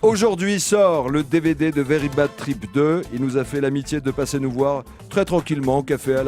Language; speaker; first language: French; native; French